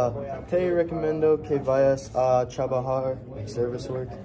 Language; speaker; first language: Spanish; non-native, learner; English